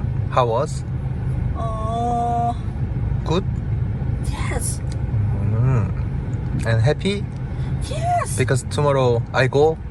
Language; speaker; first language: English; non-native, learner; Korean